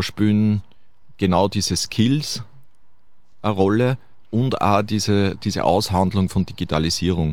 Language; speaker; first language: German; native; German